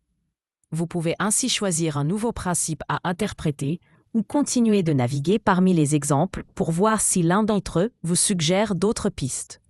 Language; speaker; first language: French; native; French